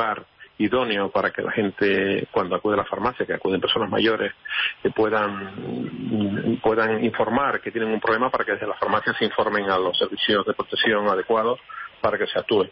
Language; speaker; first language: Spanish; native; Spanish